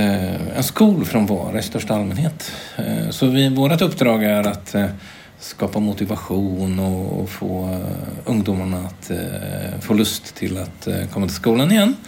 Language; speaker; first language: Swedish; native; Swedish